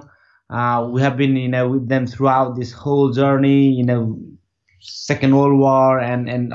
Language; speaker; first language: English; non-native, local second language; Nepali